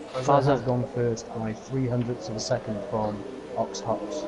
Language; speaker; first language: English; native; English